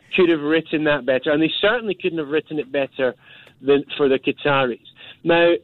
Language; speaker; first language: English; native; English